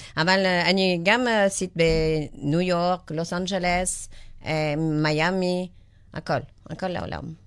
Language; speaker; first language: Hebrew; non-native, learner; French